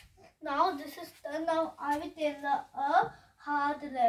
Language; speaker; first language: English; non-native, learner; Hindi